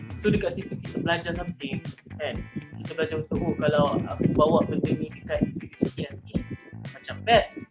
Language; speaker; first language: Malay; native; Malay